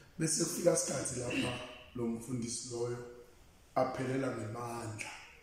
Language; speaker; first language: Zulu; non-native, local second language; Swati